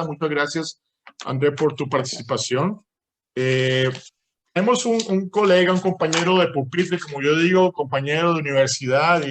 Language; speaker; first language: Spanish; native; Spanish